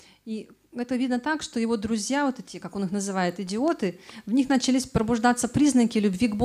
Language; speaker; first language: Russian; native; Russian